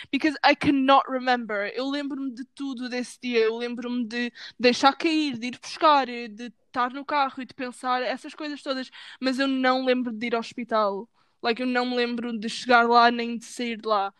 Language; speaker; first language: Portuguese; early bilingual, heritage; Portuguese